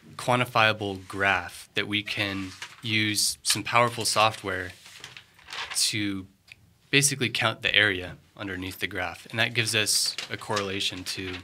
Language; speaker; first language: English; native; English